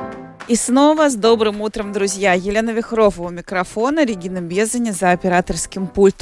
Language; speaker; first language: Russian; native; Russian